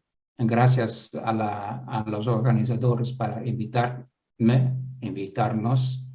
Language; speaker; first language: Spanish; non-native, fluent; Dutch